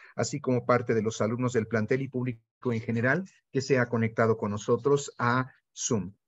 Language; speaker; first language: Spanish; native; Spanish